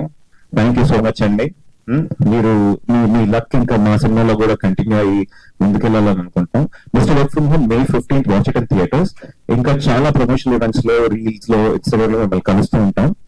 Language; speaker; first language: Telugu; native; Telugu